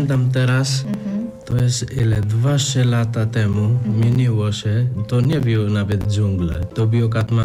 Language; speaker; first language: Polish; non-native, learner; Nepali